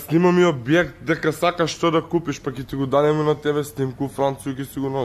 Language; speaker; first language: Macedonian; native; Macedonian